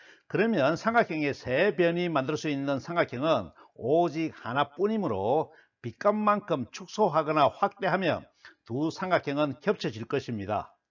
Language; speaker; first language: Korean; native; Korean